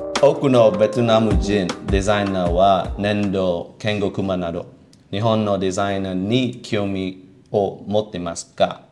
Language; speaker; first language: Japanese; non-native, learner; Vietnamese